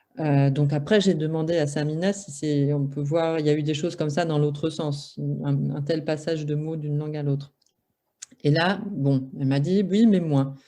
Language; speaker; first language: French; native; French